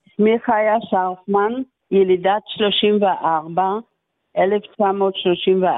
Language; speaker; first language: Hebrew; non-native, fluent; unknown